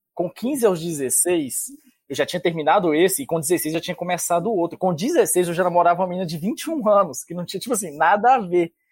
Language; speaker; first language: Portuguese; native; Portuguese